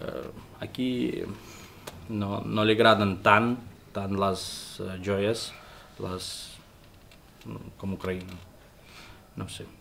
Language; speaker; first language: Catalan; non-native, learner; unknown